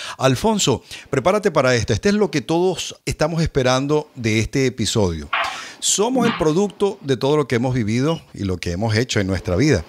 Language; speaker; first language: Spanish; native; Spanish